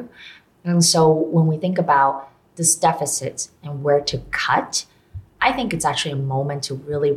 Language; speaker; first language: English; non-native, local second language; Cantonese